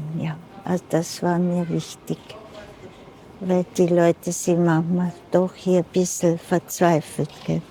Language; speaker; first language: German; early bilingual, heritage; German